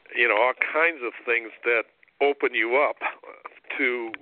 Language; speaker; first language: English; native; English